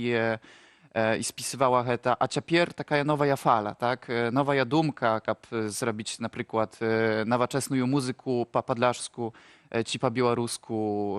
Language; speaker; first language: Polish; non-native, local second language; Ukrainian